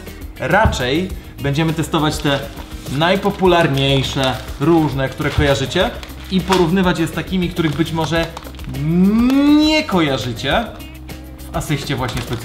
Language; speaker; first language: Polish; native; Polish